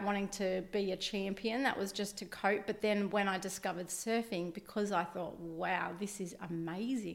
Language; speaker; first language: English; native; English